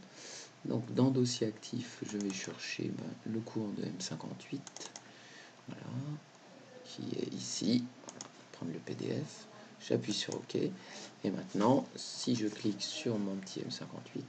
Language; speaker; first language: French; native; French